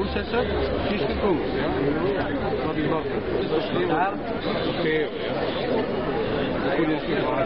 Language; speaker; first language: Latvian; non-native, learner; Russian